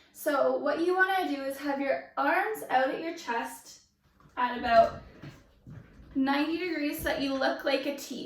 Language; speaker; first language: English; native; English